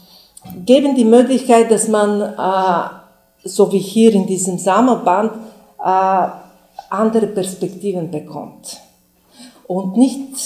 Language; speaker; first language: German; non-native, fluent; Bulgarian